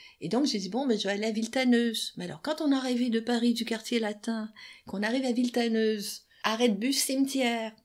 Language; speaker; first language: French; native; French